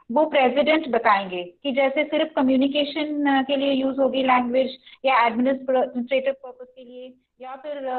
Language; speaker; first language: Hindi; non-native, local second language; Punjabi